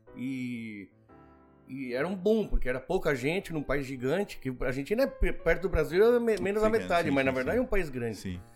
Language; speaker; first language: Portuguese; early bilingual, other home language; Spanish